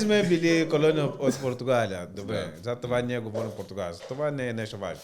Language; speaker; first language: Bulgarian; non-native, learner; Portuguese